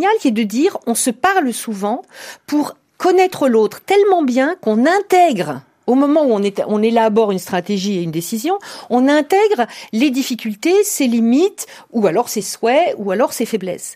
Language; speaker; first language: French; native; French